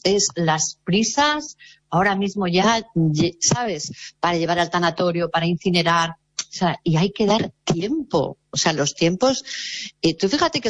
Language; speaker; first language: Spanish; native; Spanish